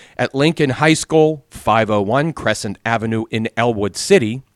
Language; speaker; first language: English; native; English